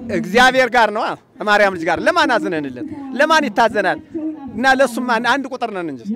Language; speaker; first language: Amharic; native; Amharic